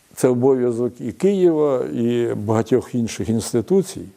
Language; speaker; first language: Ukrainian; native; Ukrainian